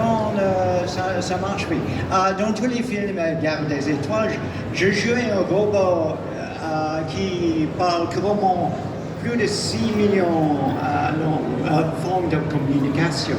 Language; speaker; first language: French; non-native, learner; English